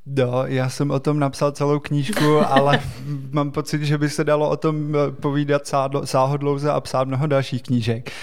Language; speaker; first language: Czech; native; Czech